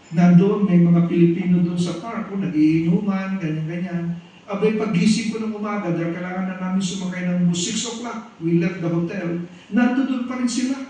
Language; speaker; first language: Filipino; non-native, local second language; Cebuano